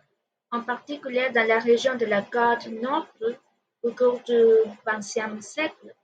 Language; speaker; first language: French; non-native, learner; Spanish